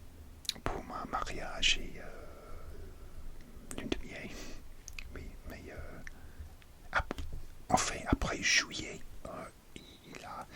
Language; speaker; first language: French; non-native, learner; English